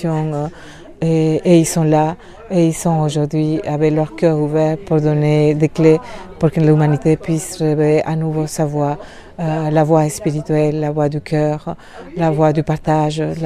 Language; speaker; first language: French; non-native, fluent; Spanish